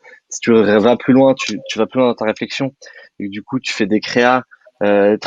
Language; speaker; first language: French; native; French